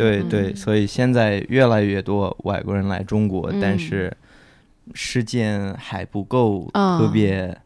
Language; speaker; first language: Chinese; non-native, fluent; English